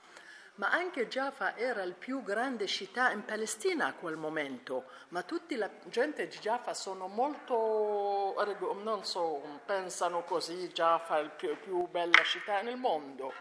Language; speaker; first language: Italian; non-native, learner; Arabic